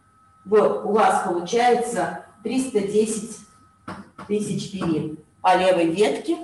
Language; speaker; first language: Russian; native; Russian